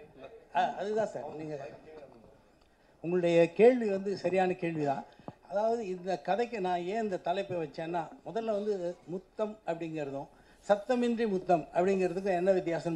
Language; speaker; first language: Tamil; native; Tamil